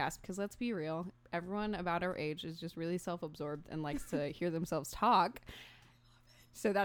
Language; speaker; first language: English; native; English